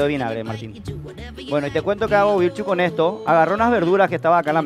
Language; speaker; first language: Spanish; native; Spanish